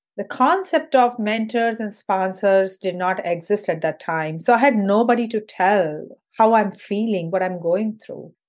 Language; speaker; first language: English; non-native, local second language; Hindi